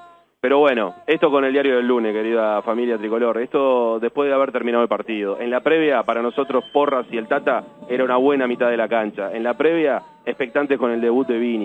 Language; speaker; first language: Spanish; native; Spanish